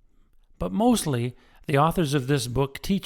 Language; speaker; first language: English; native; English